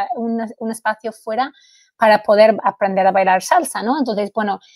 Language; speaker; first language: Spanish; non-native, fluent; English